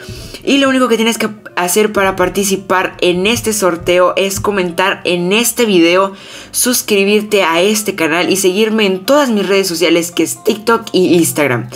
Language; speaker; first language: Spanish; native; Spanish